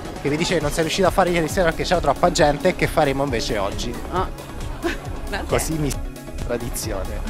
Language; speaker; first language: Italian; native; Italian